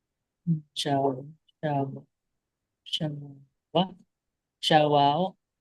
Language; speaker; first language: Japanese; non-native, learner; Filipino